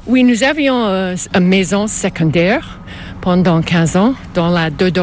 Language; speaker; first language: French; non-native, local second language; English